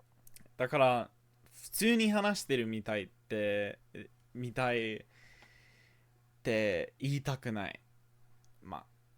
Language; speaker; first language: Japanese; non-native, fluent; English